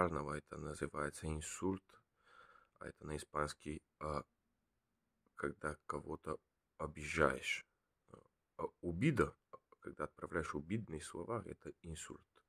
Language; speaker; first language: Russian; non-native, learner; Bulgarian